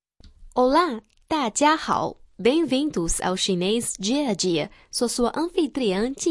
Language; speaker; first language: Portuguese; non-native, fluent; Chinese